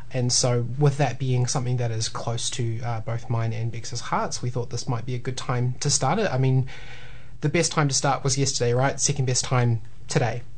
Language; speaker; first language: English; native; English